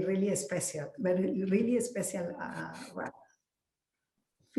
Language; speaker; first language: English; non-native, learner; Spanish